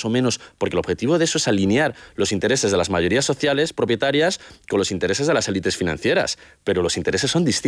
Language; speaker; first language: Spanish; native; Spanish